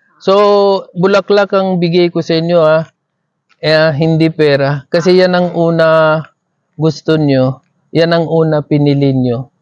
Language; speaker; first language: Filipino; non-native, fluent; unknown